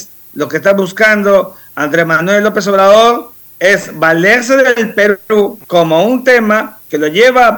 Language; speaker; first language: Spanish; native; Spanish